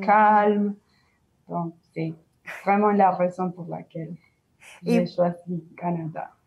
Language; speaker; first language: French; non-native, learner; Spanish